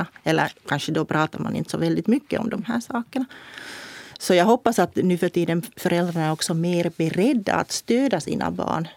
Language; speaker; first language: Swedish; non-native, local second language; Finnish